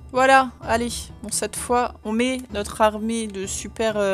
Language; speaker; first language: French; native; French